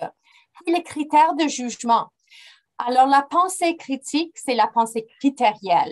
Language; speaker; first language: French; non-native, fluent; English